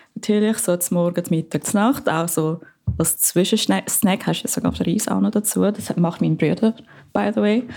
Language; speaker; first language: German; non-native, fluent; Filipino